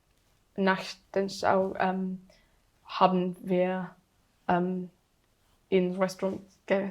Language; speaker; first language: German; non-native, learner; English